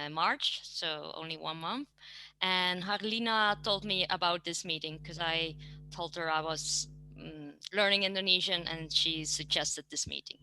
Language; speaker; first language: English; non-native, fluent; Dutch